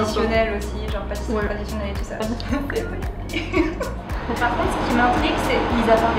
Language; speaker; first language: French; native; French